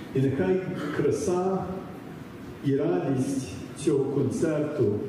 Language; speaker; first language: Ukrainian; early bilingual, heritage; Ukrainian